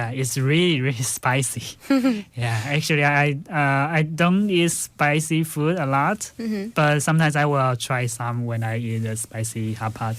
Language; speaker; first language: English; non-native, fluent; Chinese